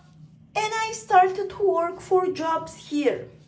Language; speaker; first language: English; non-native, fluent; Spanish